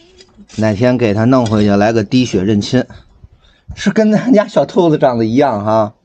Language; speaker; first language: Chinese; native; Chinese